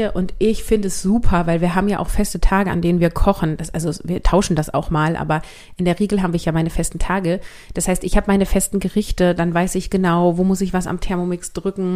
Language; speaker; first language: German; native; German